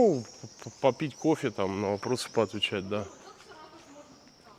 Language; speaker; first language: Russian; native; Russian